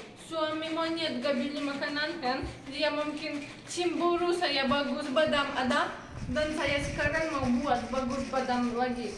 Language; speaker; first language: Indonesian; non-native, learner; Russian